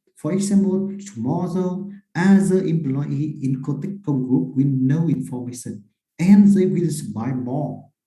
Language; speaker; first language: English; non-native, fluent; Vietnamese